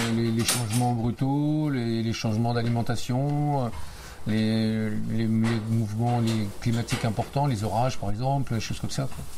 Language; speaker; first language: French; native; French